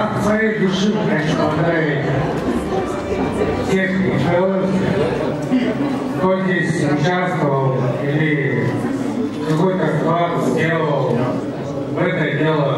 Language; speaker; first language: Russian; non-native, local second language; Kyrgyz